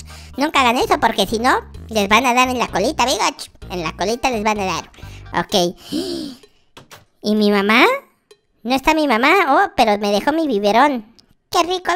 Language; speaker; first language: Spanish; native; Spanish